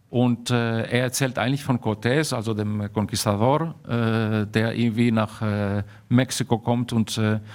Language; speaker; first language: German; early bilingual, heritage; German